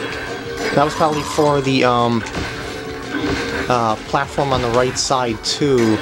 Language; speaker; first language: English; native; English